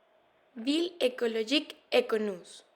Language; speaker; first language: French; non-native, learner; Spanish